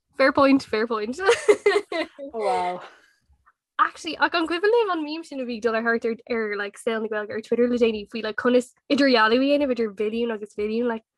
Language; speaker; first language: Irish; native; Irish